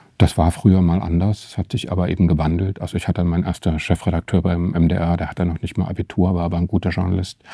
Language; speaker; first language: German; native; German